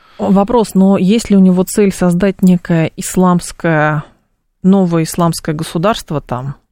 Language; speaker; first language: Russian; native; Russian